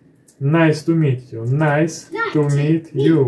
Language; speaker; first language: English; non-native, learner; Russian